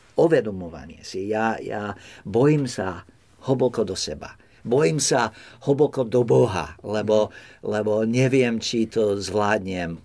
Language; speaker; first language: Slovak; non-native, fluent; English